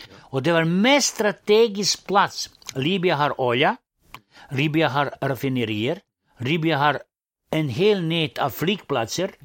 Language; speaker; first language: Swedish; non-native, fluent; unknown